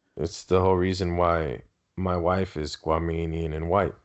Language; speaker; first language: English; early bilingual, other home language; Spanish